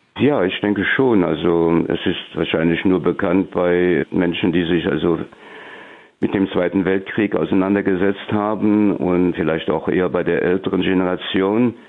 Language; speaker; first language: German; non-native, local second language; Luxembourgish